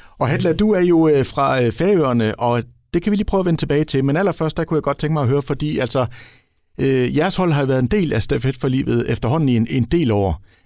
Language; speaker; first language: Danish; native; Danish